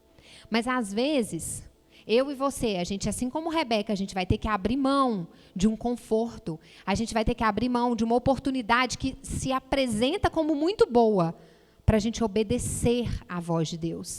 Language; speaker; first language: Portuguese; native; Portuguese